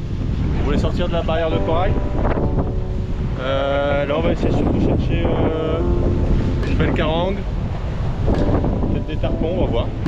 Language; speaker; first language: French; native; French